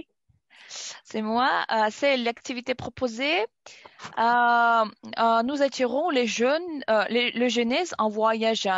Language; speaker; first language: French; non-native, learner; Russian